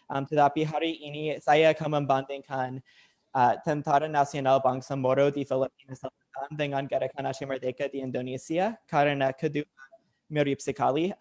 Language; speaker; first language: Indonesian; non-native, learner; English